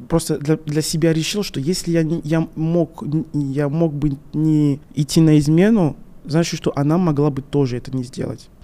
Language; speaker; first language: Russian; non-native, fluent; French